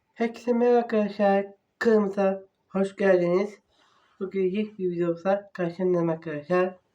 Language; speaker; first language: Turkish; non-native, learner; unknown